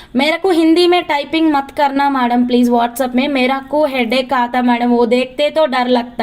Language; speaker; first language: Hindi; non-native, local second language; Telugu